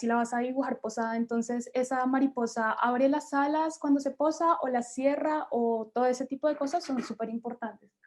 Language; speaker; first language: Spanish; native; Spanish